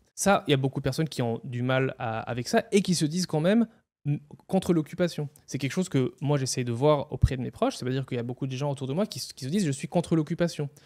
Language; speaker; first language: French; non-native, fluent; Hebrew